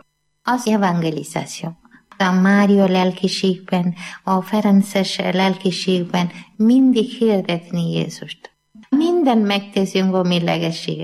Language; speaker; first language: Hungarian; non-native, learner; Malayalam